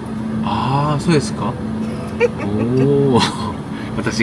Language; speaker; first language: Japanese; non-native, learner; Korean